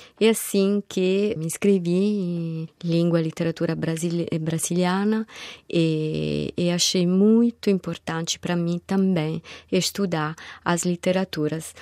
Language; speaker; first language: Portuguese; non-native, fluent; Italian